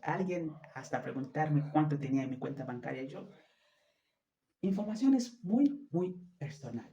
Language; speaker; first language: Spanish; non-native, fluent; French